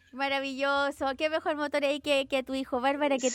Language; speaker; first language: Spanish; native; Spanish